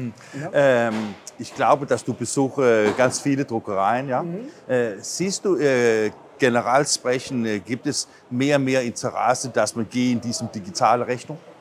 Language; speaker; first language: German; non-native, learner; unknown